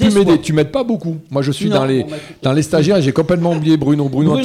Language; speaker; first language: French; native; French